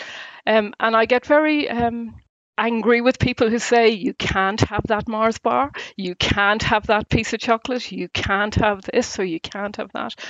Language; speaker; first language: English; native; English